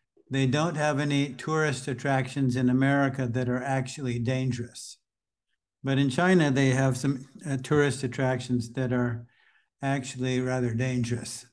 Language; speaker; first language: English; native; English